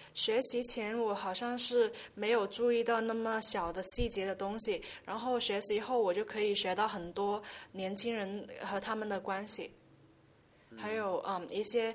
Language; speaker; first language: Chinese; early bilingual, heritage; Chinese